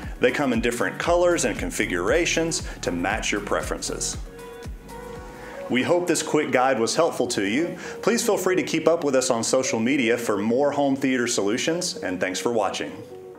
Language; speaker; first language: English; native; English